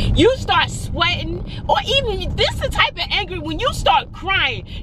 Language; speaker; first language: English; native; English